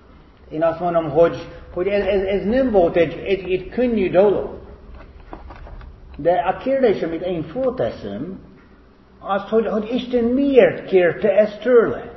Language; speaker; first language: Hungarian; non-native, fluent; English